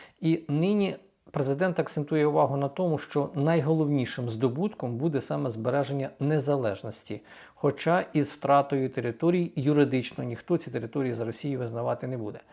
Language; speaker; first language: Ukrainian; native; Ukrainian